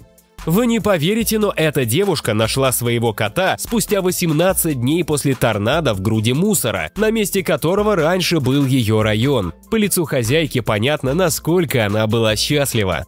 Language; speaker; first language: Russian; native; Russian